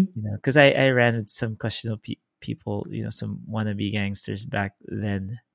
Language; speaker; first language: English; native; English